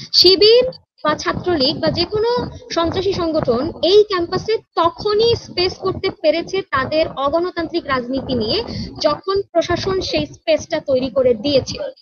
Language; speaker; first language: Bangla; native; Bangla